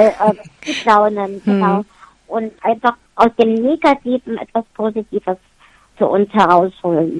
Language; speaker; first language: German; native; German